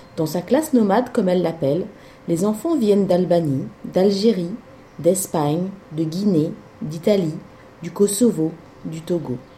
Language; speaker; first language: French; native; French